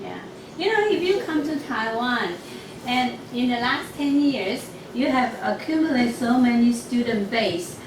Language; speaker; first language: English; non-native, local second language; Chinese